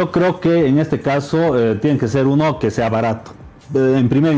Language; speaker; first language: Spanish; native; Spanish